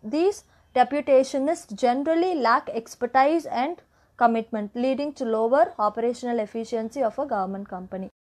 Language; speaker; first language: English; non-native, local second language; Tamil